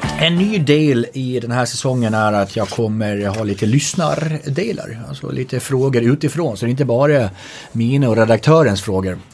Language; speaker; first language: Swedish; native; Swedish